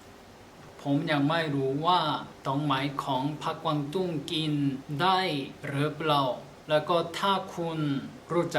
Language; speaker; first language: Thai; non-native, learner; Korean